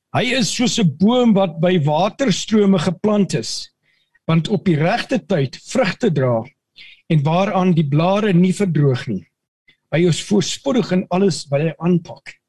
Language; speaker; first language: Afrikaans; native; Afrikaans